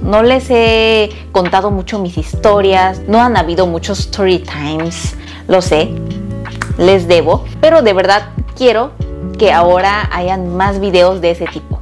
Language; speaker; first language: Spanish; early bilingual, other home language; Korean